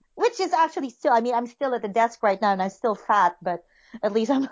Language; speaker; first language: English; non-native, local second language; Filipino